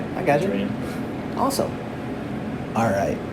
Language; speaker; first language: English; native; English